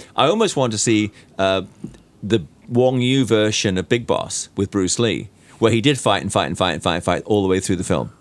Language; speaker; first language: English; native; English